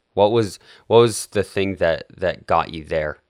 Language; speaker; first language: English; native; English